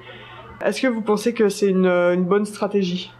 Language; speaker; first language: French; native; French